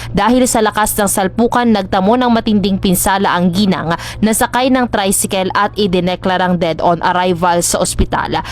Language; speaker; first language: Filipino; non-native, local second language; Pangasinan